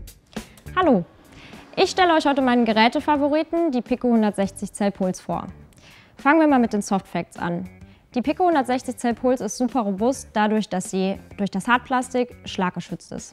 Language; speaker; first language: German; native; German